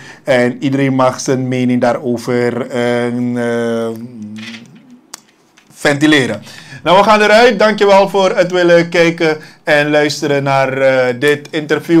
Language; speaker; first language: Dutch; native; Dutch